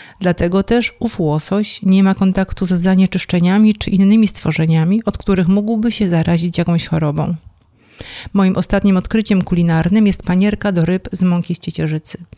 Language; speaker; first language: Polish; native; Polish